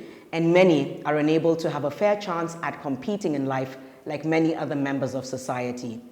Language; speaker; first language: English; non-native, local second language; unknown